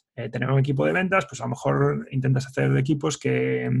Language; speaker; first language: Spanish; native; Spanish